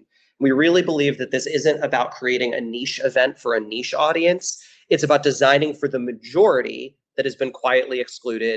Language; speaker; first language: English; native; English